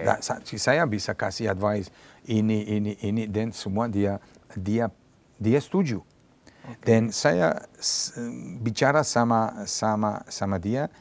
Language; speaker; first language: Indonesian; non-native, learner; Serbian